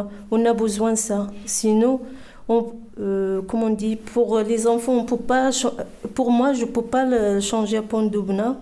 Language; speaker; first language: French; non-native, learner; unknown